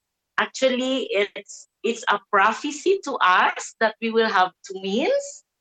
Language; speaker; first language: English; non-native, local second language; Cebuano